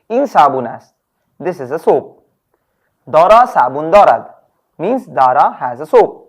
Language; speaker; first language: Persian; non-native, fluent; Urdu